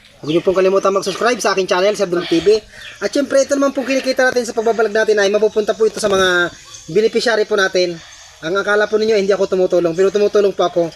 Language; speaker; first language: Filipino; non-native, local second language; Bikol